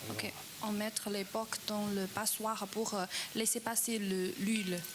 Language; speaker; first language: French; non-native, learner; Chinese